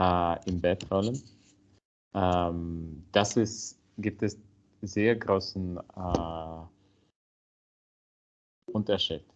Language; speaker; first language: German; non-native, learner; Italian